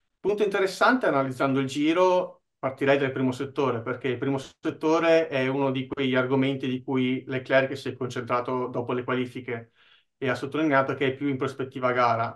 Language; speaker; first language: Italian; native; Italian